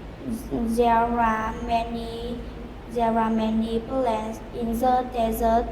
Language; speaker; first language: English; non-native, learner; Vietnamese